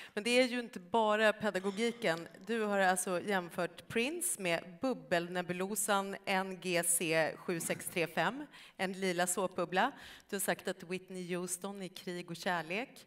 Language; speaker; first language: Swedish; native; Swedish